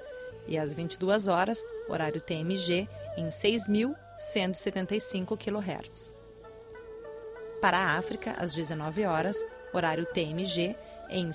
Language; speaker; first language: Portuguese; native; Portuguese